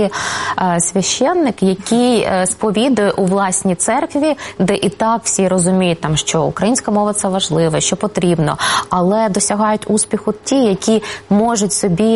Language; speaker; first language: Ukrainian; non-native, local second language; Russian